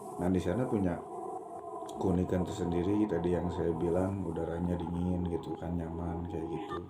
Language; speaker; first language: Indonesian; native; Indonesian